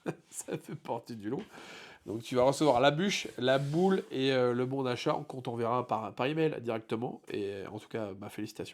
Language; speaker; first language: French; native; French